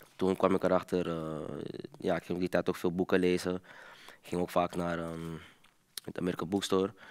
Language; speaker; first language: Dutch; early bilingual, other home language; Papiamento